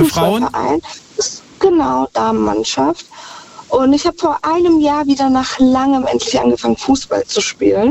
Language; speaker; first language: German; native; German